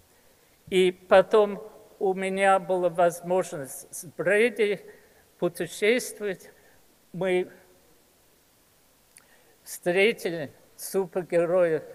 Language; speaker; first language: Russian; early bilingual, heritage; English